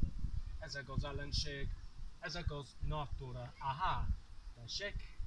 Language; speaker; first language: Hungarian; non-native, learner; Welsh